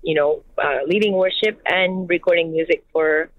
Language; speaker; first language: English; non-native, fluent; French